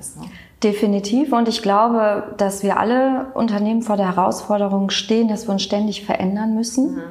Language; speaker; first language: German; native; German